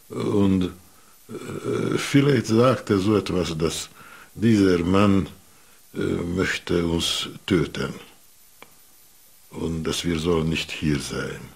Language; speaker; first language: German; non-native, fluent; Hungarian